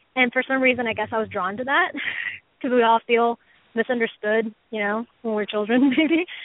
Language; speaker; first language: English; native; English